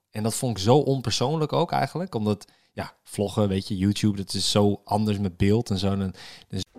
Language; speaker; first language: Dutch; native; Dutch